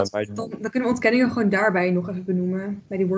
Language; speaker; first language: Dutch; native; Dutch